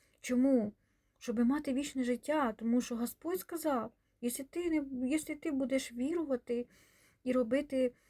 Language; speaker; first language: Ukrainian; non-native, local second language; Russian